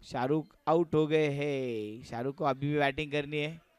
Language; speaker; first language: Hindi; non-native, local second language; Marathi